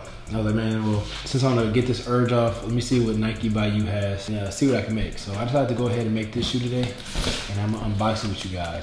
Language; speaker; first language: English; native; English